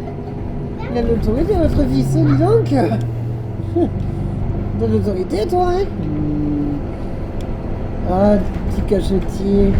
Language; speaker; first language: French; native; French